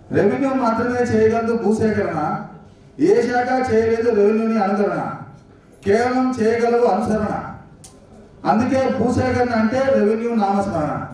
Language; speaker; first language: Telugu; native; Telugu